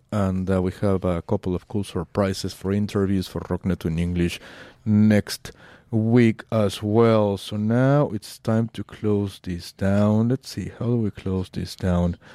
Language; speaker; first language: English; non-native, fluent; Spanish